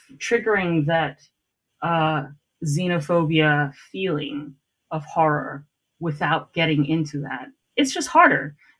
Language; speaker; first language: English; non-native, local second language; Cantonese